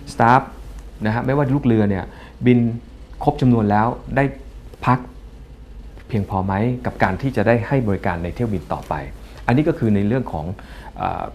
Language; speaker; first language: Thai; native; Thai